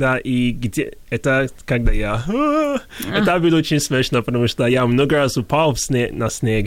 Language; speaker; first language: Russian; non-native, learner; English